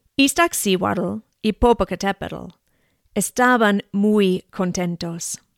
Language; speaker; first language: Spanish; non-native, fluent; English